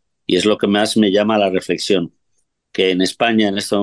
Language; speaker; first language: Spanish; native; Spanish